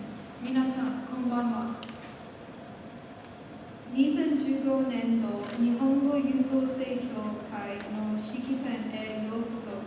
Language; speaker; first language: Japanese; non-native, learner; English